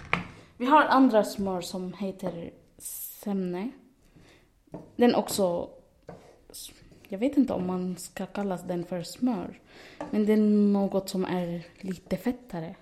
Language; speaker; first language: Swedish; non-native, learner; Arabic